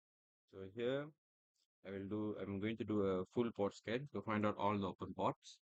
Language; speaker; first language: English; non-native, local second language; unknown